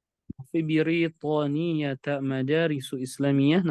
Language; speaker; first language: Arabic; non-native, fluent; Indonesian